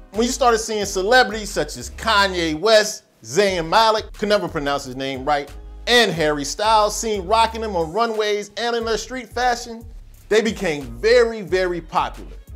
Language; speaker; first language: English; native; English